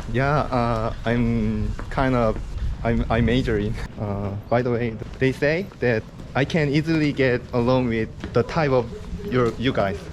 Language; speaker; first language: English; non-native, learner; Korean